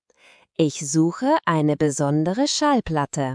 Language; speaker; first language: German; non-native, fluent; Spanish